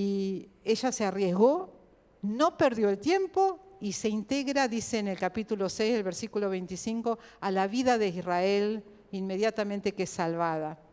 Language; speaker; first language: Spanish; native; Spanish